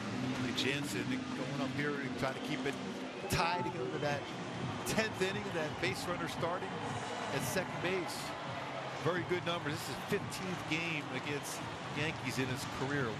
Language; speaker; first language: English; native; English